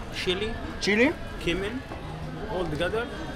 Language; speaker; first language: English; non-native, learner; Arabic